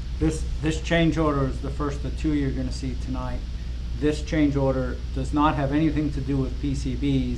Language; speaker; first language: English; native; English